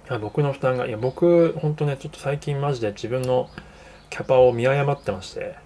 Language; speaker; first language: Japanese; native; Japanese